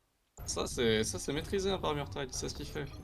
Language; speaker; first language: French; native; French